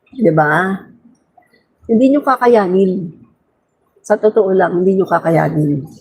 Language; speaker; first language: Filipino; non-native, local second language; Cebuano